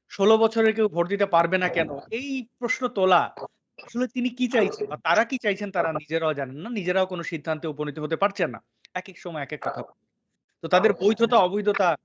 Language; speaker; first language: Bangla; native; Bangla